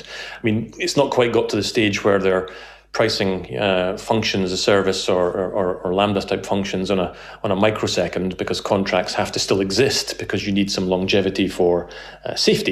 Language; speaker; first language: English; native; English